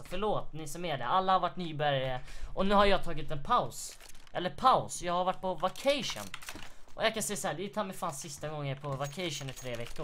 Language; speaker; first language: Swedish; native; Swedish